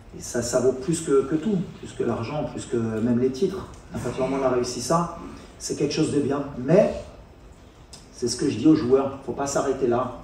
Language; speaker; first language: French; native; French